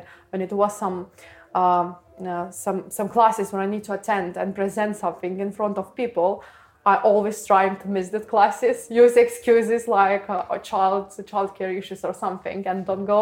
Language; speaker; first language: English; non-native, learner; Lithuanian